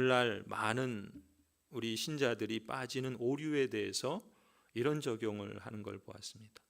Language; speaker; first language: Korean; native; Korean